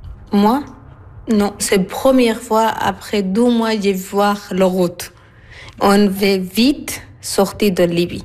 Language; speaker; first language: French; non-native, learner; Arabic